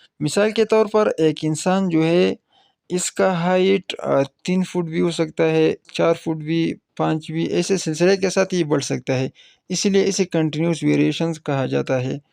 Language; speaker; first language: Urdu; non-native, local second language; Pashto